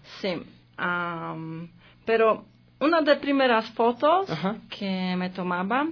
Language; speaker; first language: Spanish; non-native, learner; Polish